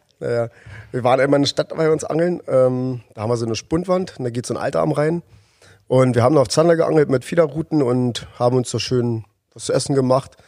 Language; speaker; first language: German; native; German